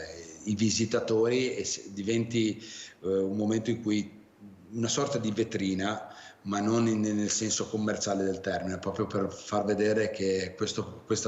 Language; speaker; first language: Italian; native; Italian